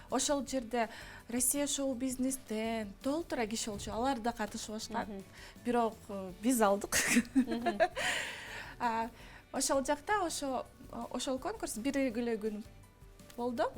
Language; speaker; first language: Kyrgyz; non-native, local second language; Russian